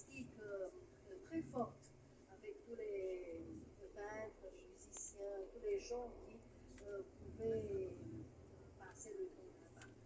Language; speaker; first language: French; non-native, fluent; Romanian